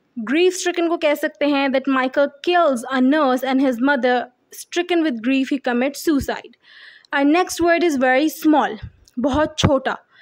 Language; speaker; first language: English; non-native, local second language; Urdu